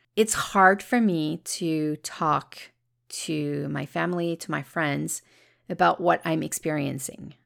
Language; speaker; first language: English; native; English